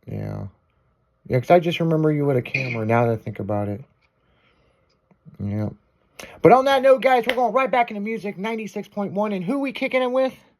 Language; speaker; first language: English; native; English